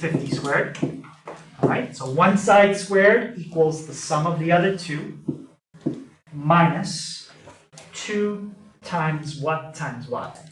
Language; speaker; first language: English; native; English